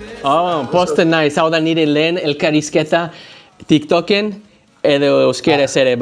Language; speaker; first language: Basque; non-native, learner; English